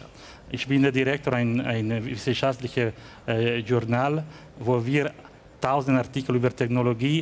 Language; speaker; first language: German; non-native, learner; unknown